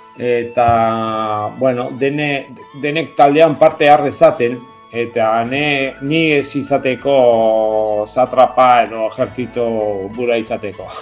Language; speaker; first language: Basque; non-native, local second language; Spanish